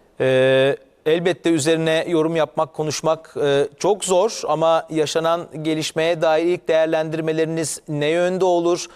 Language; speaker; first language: Turkish; native; Turkish